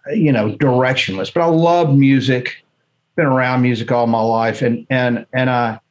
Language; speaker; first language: English; native; English